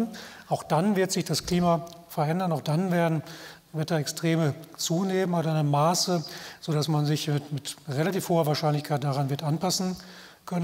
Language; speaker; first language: German; native; German